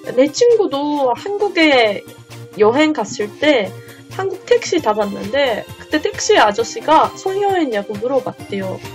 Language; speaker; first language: Korean; non-native, fluent; Japanese